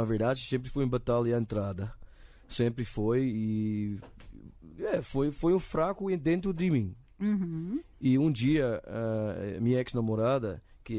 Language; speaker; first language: Portuguese; non-native, learner; Dutch